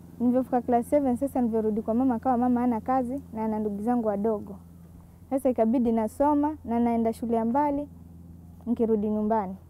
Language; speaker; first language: Swahili; native; Swahili